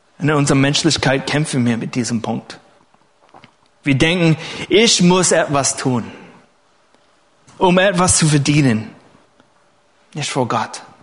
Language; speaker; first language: German; non-native, fluent; English